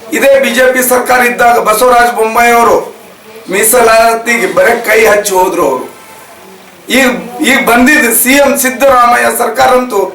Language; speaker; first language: Kannada; native; Kannada